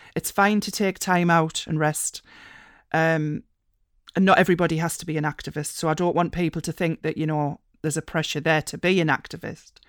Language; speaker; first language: English; native; English